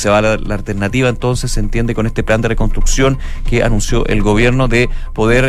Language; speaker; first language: Spanish; native; Spanish